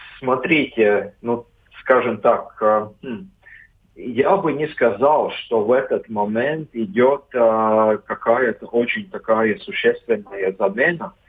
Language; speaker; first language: Russian; non-native, local second language; Latvian